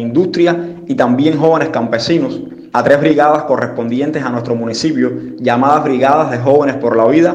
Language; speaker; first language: Spanish; native; Spanish